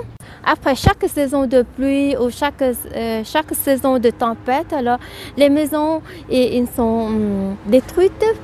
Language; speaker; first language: French; non-native, fluent; Vietnamese